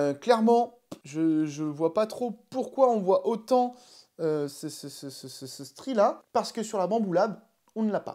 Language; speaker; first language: French; native; French